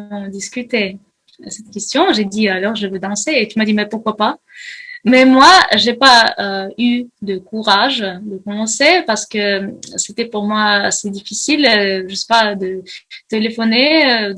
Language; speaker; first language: French; non-native, fluent; Russian